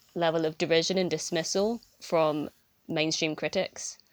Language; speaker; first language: English; native; English